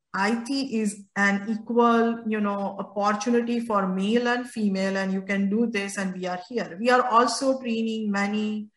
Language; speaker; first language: English; non-native, local second language; Gujarati